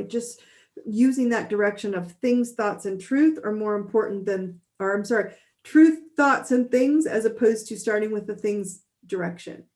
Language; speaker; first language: English; native; English